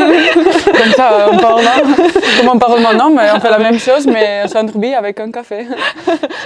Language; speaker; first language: French; non-native, fluent; Spanish